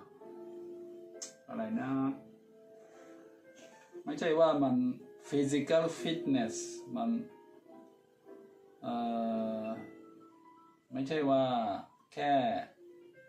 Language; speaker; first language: Thai; non-native, fluent; Japanese